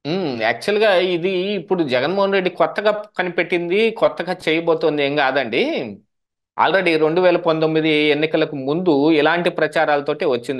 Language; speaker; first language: Telugu; native; Telugu